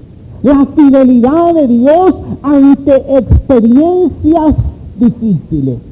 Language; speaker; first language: Spanish; native; Spanish